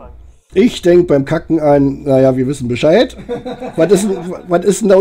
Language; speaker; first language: German; native; German